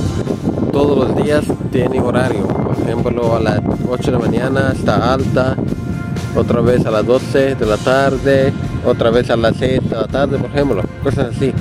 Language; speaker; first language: Spanish; non-native, fluent; Arabic